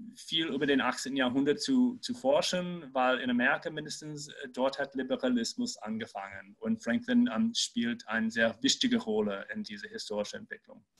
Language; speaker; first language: German; non-native, fluent; English